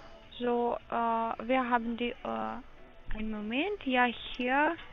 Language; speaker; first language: German; non-native, learner; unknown